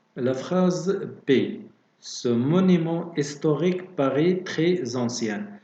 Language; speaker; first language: French; non-native, local second language; Arabic